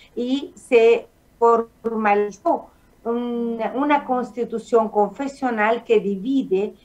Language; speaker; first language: Spanish; non-native, fluent; Arabic